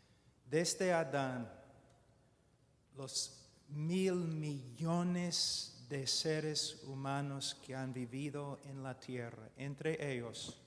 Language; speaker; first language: Spanish; non-native, fluent; English